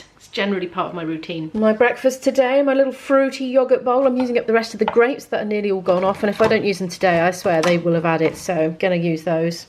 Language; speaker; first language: English; native; English